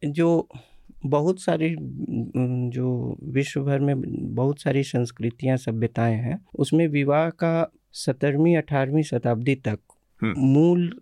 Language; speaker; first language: Hindi; native; Hindi